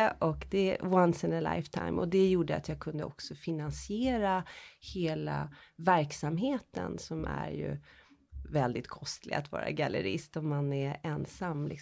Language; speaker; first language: Swedish; early bilingual, heritage; Swedish